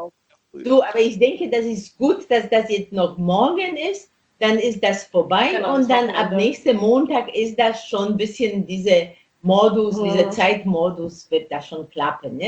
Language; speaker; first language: German; non-native, fluent; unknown